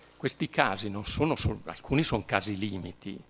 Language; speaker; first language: Italian; native; Italian